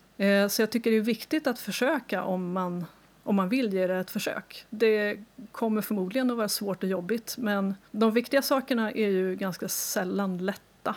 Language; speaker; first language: Swedish; native; Swedish